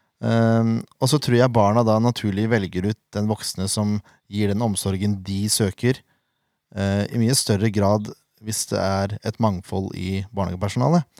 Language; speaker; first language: Norwegian; native; Norwegian